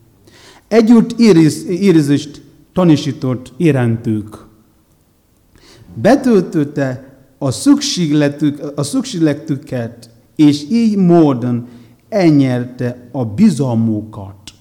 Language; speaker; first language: Hungarian; non-native, learner; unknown